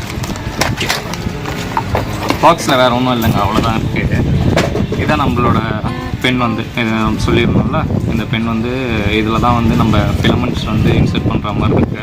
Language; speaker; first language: Tamil; native; Tamil